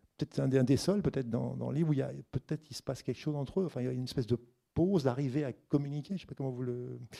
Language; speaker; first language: French; native; French